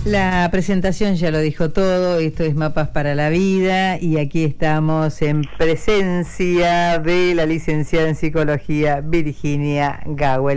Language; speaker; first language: Spanish; native; Spanish